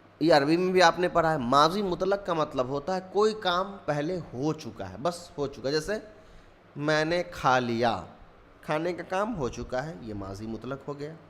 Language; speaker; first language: Urdu; native; Urdu